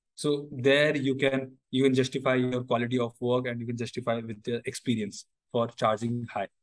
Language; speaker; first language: English; non-native, local second language; Odia